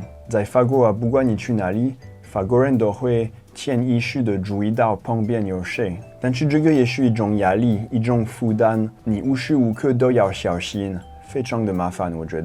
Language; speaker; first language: Chinese; non-native, fluent; French